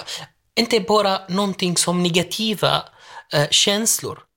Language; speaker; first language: Swedish; non-native, learner; Arabic